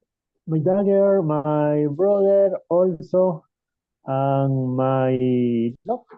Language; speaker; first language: English; non-native, learner; Spanish